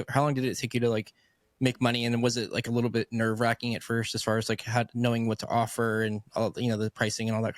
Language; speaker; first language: English; native; English